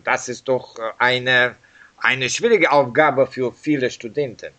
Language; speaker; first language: German; non-native, learner; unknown